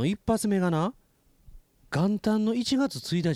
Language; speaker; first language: Japanese; native; Japanese